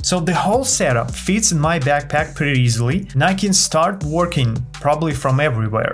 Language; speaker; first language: English; non-native, fluent; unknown